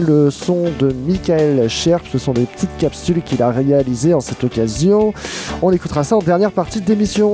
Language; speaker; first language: French; native; French